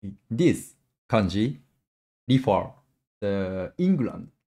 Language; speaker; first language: English; non-native, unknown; Japanese